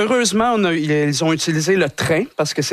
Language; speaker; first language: French; native; French